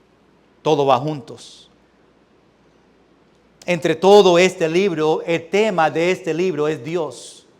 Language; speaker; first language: Spanish; early bilingual, heritage; Spanish